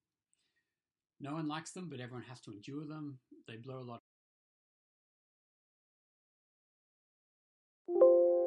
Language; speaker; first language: English; native; English